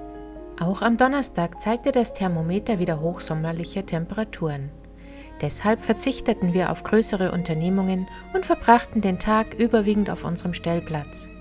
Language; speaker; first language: German; native; German